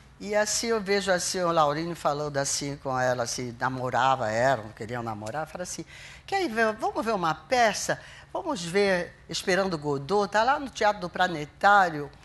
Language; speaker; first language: Portuguese; non-native, fluent; French